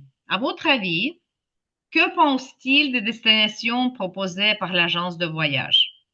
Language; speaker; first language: French; non-native, fluent; Ukrainian